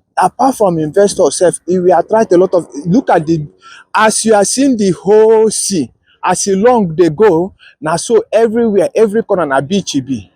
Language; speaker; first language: Nigerian Pidgin; non-native, local second language; Igbo